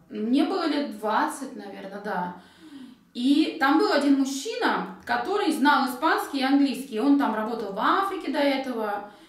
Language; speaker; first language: Russian; native; Russian